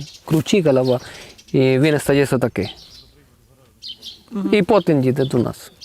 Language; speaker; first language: Ukrainian; non-native, learner; Spanish